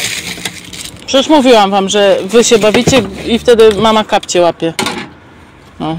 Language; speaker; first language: Polish; native; Polish